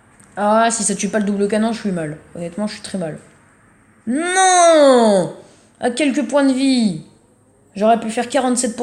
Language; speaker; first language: French; native; French